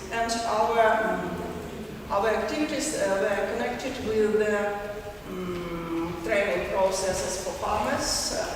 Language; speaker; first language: English; non-native, learner; Ukrainian